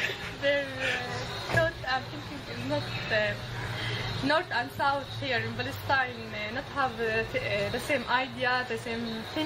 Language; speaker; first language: English; non-native, learner; Arabic